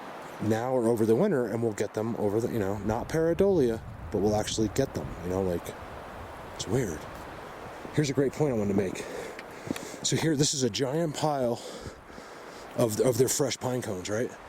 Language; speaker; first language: English; native; English